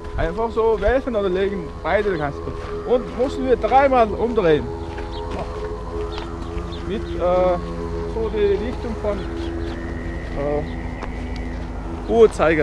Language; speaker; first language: German; non-native, learner; Mongolian